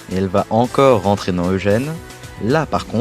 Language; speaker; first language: French; native; French